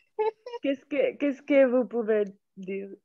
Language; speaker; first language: French; non-native, learner; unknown